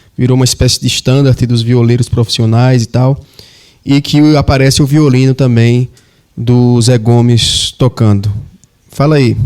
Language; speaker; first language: Portuguese; native; Portuguese